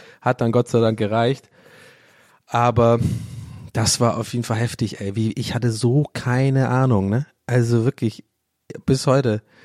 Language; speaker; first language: German; early bilingual, other home language; English